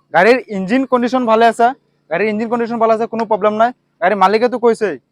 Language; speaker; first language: Assamese; non-native, local second language; Bangla